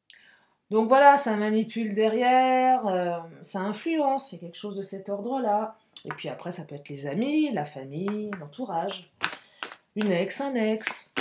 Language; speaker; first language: French; native; French